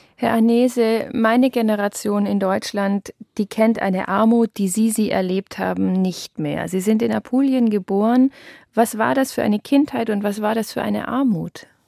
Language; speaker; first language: German; native; German